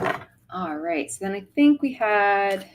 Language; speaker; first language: English; native; English